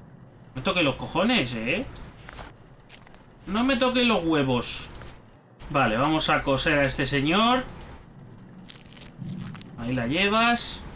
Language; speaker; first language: Spanish; native; Spanish